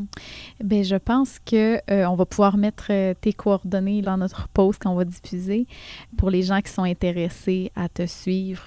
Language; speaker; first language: French; native; French